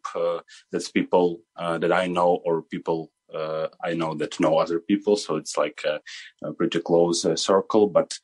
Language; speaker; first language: English; non-native, fluent; Ukrainian